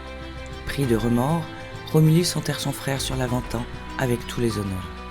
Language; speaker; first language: French; native; French